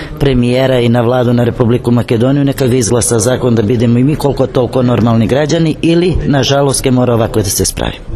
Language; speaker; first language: Macedonian; native; Macedonian